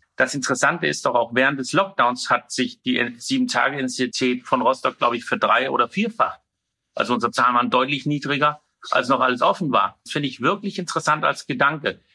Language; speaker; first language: German; non-native, fluent; Danish